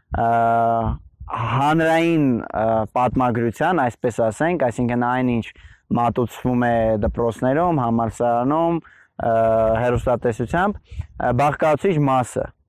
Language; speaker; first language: Armenian; native; Armenian